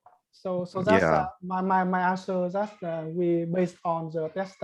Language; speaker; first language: English; non-native, learner; Vietnamese